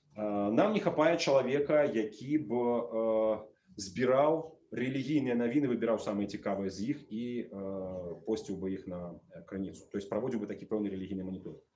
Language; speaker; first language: Belarusian; non-native, local second language; Russian